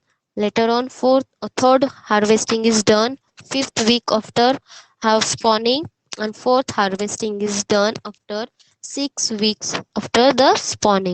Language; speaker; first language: English; non-native, local second language; Hindi